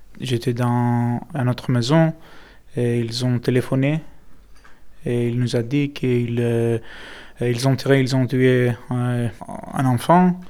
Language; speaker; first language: French; non-native, learner; Greek